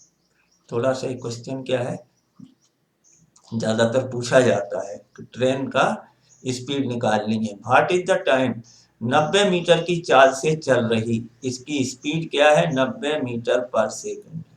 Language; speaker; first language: Hindi; native; Hindi